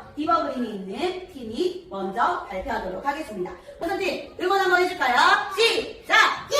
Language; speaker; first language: Korean; native; Korean